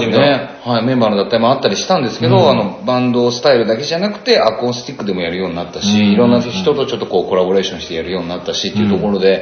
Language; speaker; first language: Japanese; native; Japanese